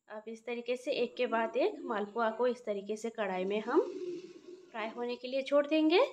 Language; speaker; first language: Hindi; non-native, local second language; Odia